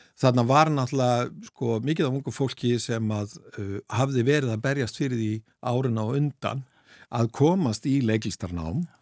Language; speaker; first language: Icelandic; native; Icelandic